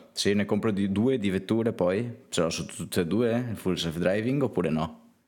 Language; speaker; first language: Italian; native; Italian